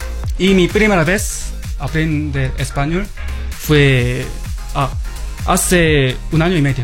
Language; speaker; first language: Spanish; non-native, learner; Korean